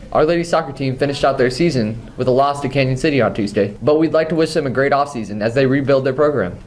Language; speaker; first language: English; native; English